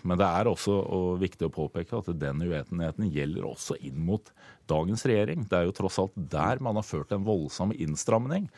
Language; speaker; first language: Norwegian; native; Norwegian